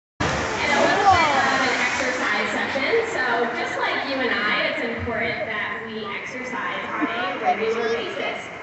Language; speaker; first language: English; native; English